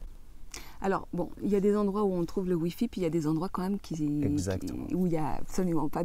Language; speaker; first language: French; native; French